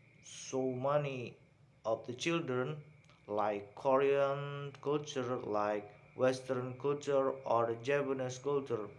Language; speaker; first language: English; non-native, learner; Indonesian